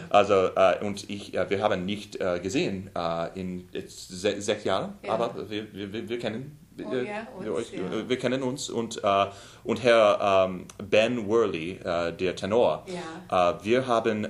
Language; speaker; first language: German; non-native, learner; English